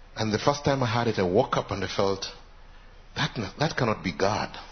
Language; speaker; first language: English; non-native, local second language; Ganda